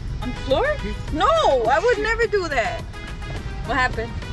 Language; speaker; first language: English; early bilingual, other home language; Spanish